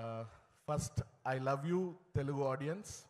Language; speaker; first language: Telugu; non-native, learner; Tamil